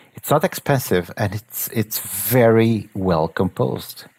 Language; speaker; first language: English; non-native, fluent; Portuguese